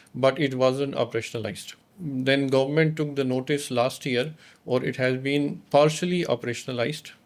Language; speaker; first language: English; non-native, local second language; Urdu